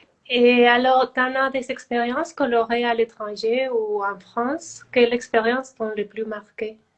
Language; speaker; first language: French; non-native, fluent; Spanish